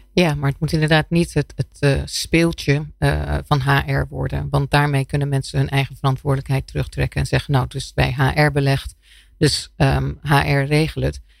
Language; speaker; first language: Dutch; non-native, fluent; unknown